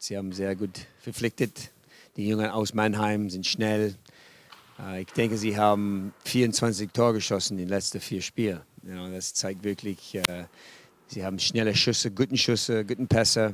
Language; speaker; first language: German; non-native, fluent; English